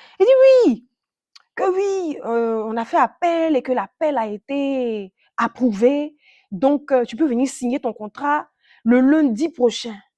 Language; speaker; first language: French; native; French